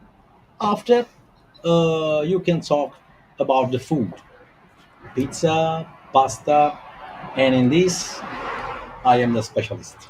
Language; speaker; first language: English; non-native, learner; Italian